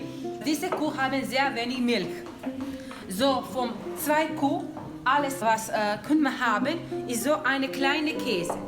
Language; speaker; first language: German; non-native, learner; Croatian